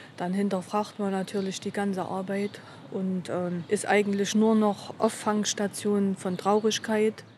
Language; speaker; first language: German; native; German